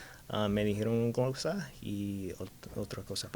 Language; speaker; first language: Spanish; early bilingual, heritage; Spanish